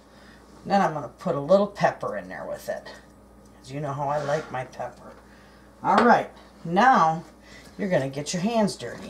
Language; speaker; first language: English; native; English